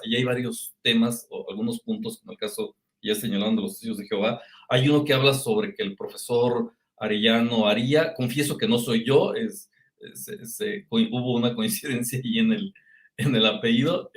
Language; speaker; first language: Spanish; native; Spanish